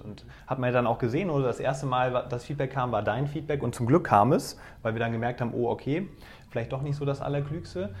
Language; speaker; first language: German; native; German